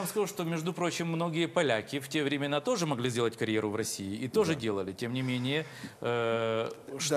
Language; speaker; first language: Ukrainian; native; Ukrainian